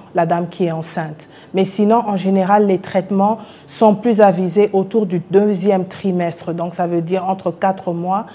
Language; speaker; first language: French; non-native, local second language; Lingala